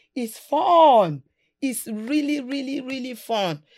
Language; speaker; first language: English; non-native, local second language; Yoruba